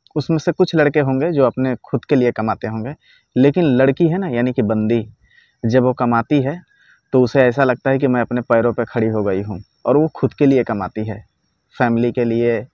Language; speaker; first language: Hindi; native; Hindi